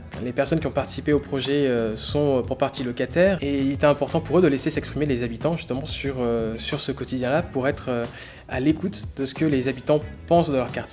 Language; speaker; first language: French; native; French